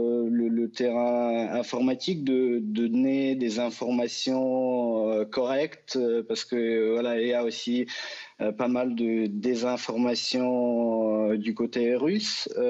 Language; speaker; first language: French; non-native, fluent; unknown